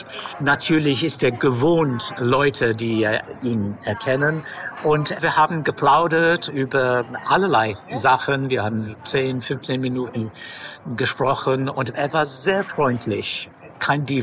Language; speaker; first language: German; non-native, fluent; English